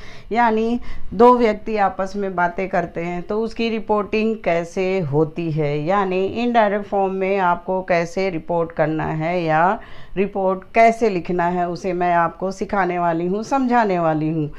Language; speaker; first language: Hindi; native; Hindi